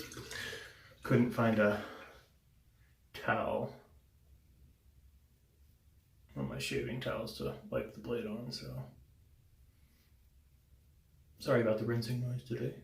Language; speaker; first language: English; native; English